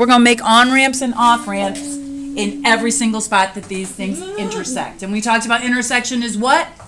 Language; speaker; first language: English; native; English